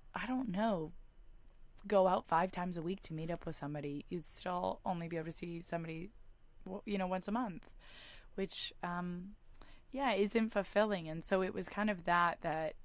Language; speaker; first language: English; native; English